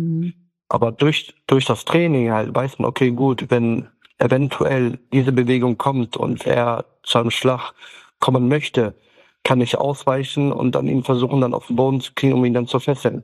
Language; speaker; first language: German; early bilingual, other home language; Turkish